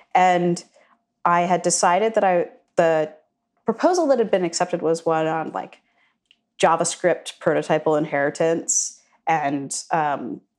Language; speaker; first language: English; native; English